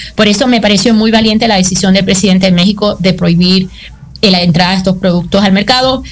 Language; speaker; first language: Spanish; native; Spanish